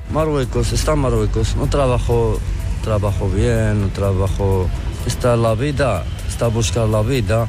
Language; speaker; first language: Spanish; non-native, learner; Arabic